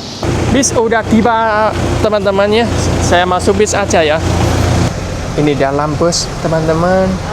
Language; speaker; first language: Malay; non-native, fluent; Vietnamese